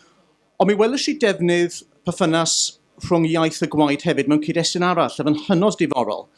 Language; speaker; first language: Welsh; native; Welsh